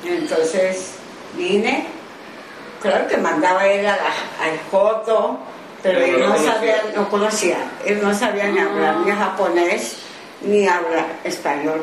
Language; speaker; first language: Spanish; non-native, learner; Japanese